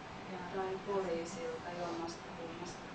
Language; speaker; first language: Finnish; native; Finnish